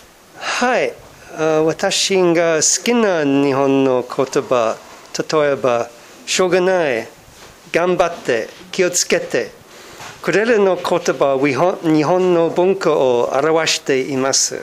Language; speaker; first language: Japanese; non-native, learner; English